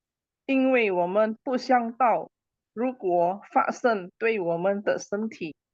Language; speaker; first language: Chinese; non-native, learner; Indonesian